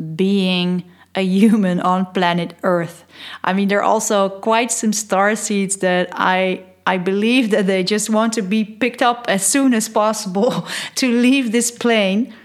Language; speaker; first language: English; non-native, fluent; Dutch